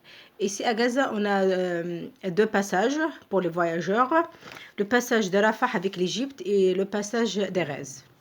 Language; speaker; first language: French; non-native, fluent; Arabic